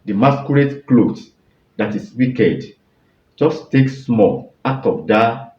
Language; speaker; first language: English; non-native, local second language; Yoruba